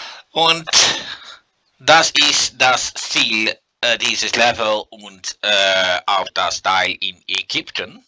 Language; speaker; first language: German; non-native, learner; Dutch